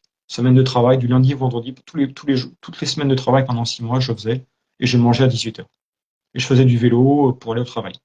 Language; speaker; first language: French; native; French